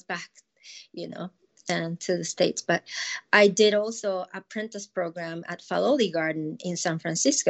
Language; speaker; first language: English; non-native, fluent; Japanese